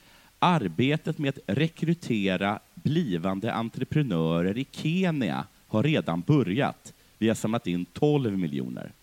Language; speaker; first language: Swedish; native; Swedish